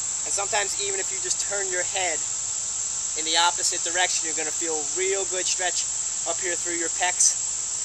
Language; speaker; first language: English; native; English